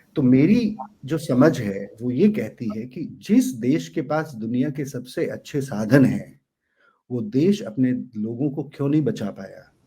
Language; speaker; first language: Hindi; native; Hindi